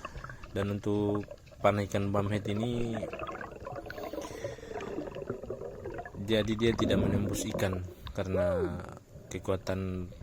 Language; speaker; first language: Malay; non-native, local second language; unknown